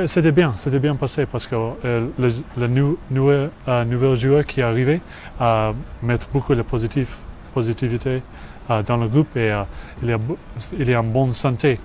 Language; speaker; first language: French; non-native, learner; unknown